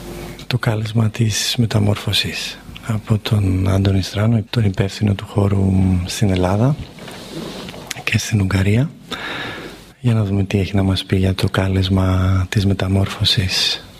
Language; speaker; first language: Greek; native; Greek